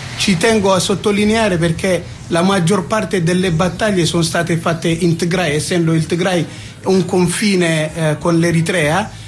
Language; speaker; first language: Italian; non-native, fluent; Tigrinya